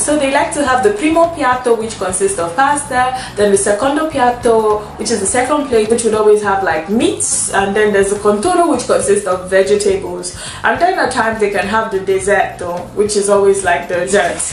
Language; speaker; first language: English; non-native, local second language; Igbo